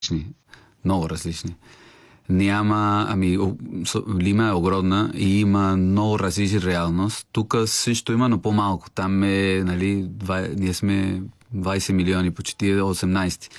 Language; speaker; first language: Bulgarian; non-native, learner; Spanish